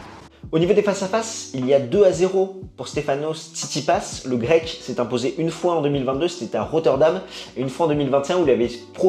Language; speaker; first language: French; native; French